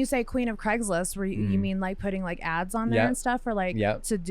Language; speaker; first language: English; native; English